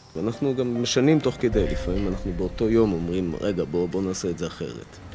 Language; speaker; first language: Hebrew; early bilingual, other home language; Russian